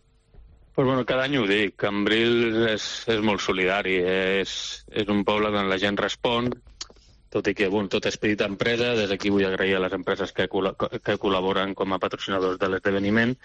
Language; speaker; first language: Catalan; native; Catalan